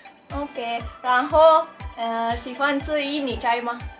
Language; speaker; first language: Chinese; non-native, fluent; Indonesian